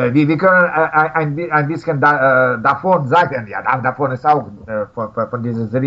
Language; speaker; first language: German; non-native, learner; Russian